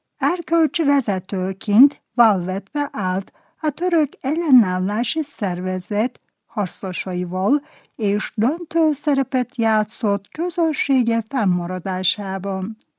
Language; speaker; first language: Hungarian; non-native, fluent; Turkish